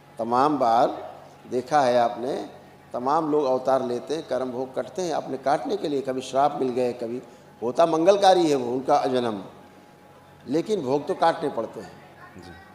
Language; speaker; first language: Hindi; native; Hindi